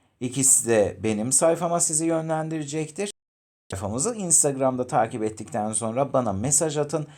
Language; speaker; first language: Turkish; native; Turkish